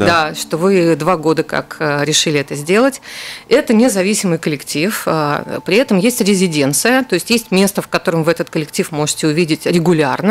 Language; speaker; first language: Russian; native; Russian